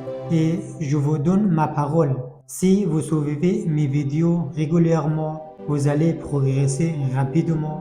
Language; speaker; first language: French; non-native, fluent; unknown